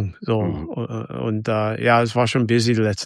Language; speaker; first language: German; non-native, fluent; English